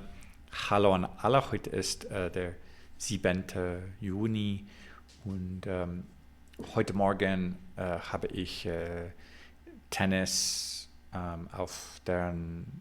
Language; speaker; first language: German; non-native, learner; English